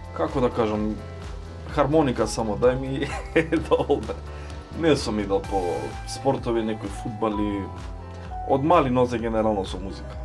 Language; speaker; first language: Macedonian; native; Macedonian